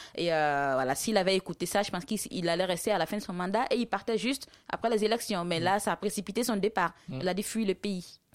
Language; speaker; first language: French; non-native, local second language; Dyula